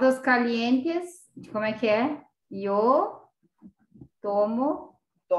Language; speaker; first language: Spanish; non-native, learner; Portuguese